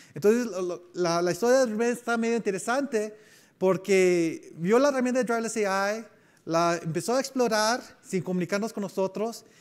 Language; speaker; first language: Spanish; early bilingual, heritage; Spanish